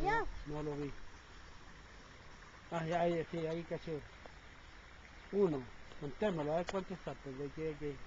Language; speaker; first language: Spanish; native; Spanish